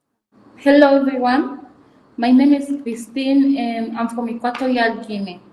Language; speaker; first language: English; non-native, fluent; Fang